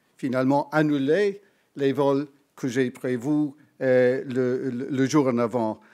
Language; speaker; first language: French; non-native, fluent; English